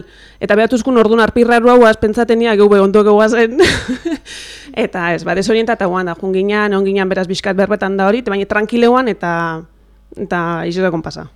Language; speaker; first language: Basque; native; Basque